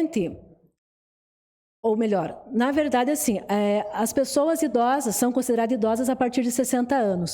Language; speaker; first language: Portuguese; native; Portuguese